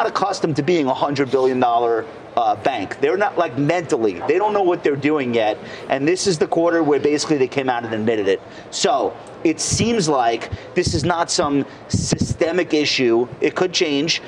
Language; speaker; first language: English; native; English